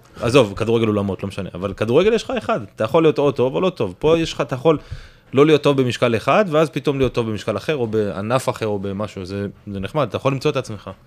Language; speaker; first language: Hebrew; native; Hebrew